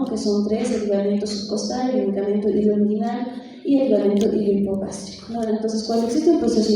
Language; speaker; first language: Spanish; native; Spanish